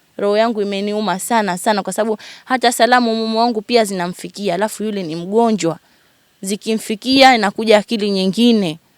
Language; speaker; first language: Swahili; native; Swahili